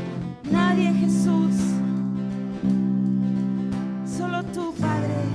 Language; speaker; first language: Spanish; native; Spanish